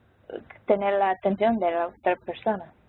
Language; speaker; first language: Spanish; non-native, local second language; English